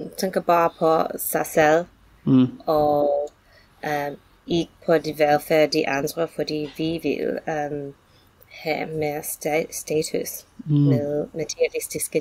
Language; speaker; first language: Danish; non-native, fluent; English